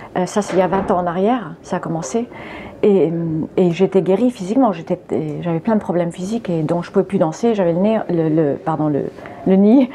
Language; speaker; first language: French; early bilingual, other home language; English